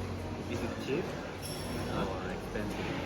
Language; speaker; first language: English; non-native, learner; Spanish